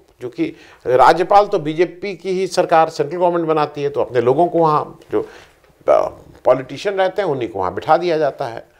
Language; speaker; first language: Hindi; native; Hindi